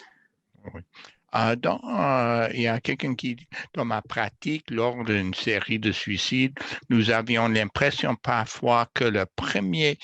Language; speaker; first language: French; non-native, fluent; English